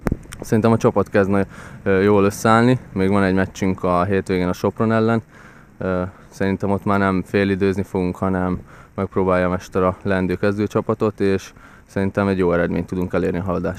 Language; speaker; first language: Hungarian; native; Hungarian